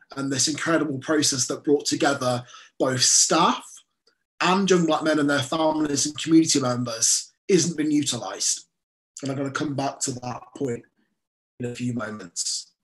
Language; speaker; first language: English; native; English